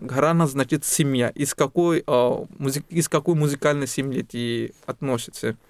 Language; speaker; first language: Russian; non-native, fluent; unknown